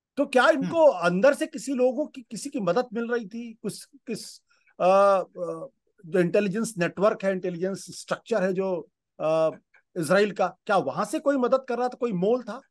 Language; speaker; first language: Hindi; native; Hindi